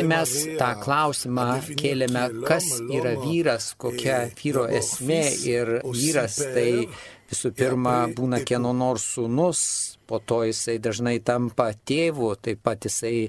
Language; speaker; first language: Lithuanian; non-native, fluent; Italian